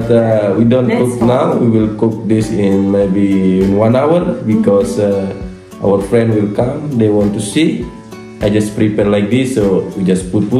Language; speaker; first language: English; non-native, fluent; Indonesian